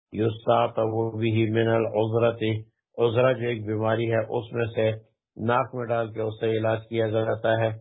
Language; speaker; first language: Urdu; non-native, local second language; Pashto